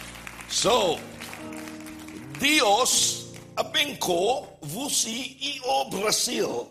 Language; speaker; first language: Portuguese; non-native, learner; English